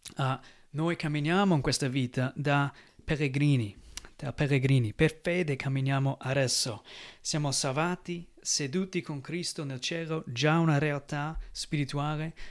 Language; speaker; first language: Italian; non-native, fluent; English